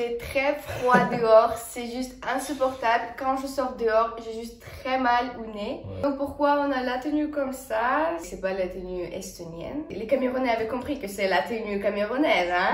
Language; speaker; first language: French; non-native, fluent; Estonian